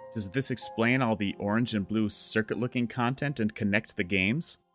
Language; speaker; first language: English; native; English